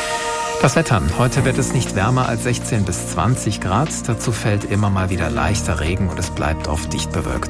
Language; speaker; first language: German; native; German